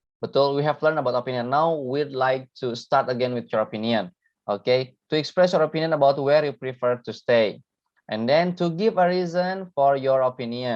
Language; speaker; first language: English; non-native, fluent; Indonesian